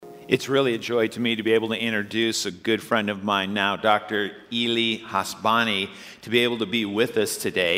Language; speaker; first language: English; native; English